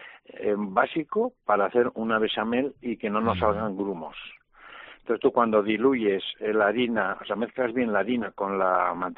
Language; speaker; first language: Spanish; native; Spanish